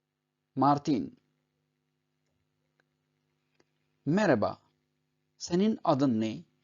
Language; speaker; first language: Turkish; non-native, fluent; Urdu